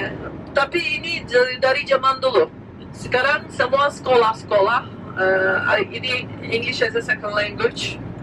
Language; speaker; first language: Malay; non-native, fluent; Turkish